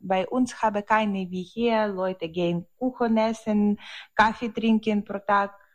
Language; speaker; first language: German; non-native, learner; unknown